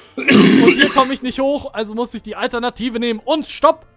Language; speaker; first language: German; native; German